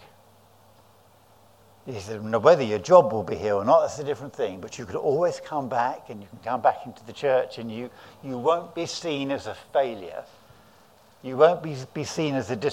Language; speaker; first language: English; native; English